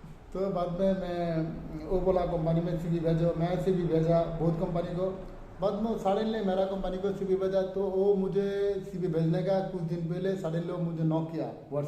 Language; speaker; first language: Hindi; non-native, learner; Bangla